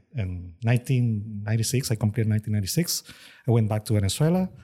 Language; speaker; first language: English; non-native, fluent; Spanish